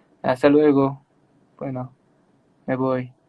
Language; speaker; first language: Spanish; non-native, learner; Korean